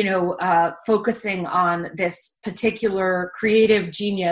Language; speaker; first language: English; native; English